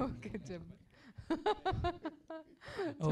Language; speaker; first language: Telugu; non-native, fluent; Tamil